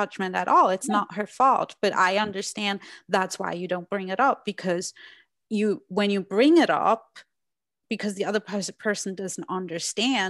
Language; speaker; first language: English; non-native, fluent; German